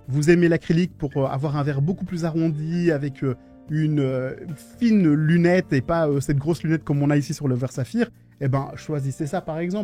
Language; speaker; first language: French; native; French